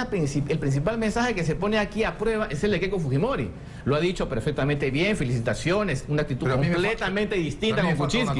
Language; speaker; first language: Spanish; native; Spanish